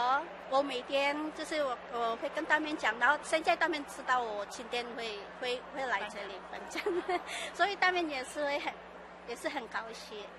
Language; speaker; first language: Chinese; non-native, learner; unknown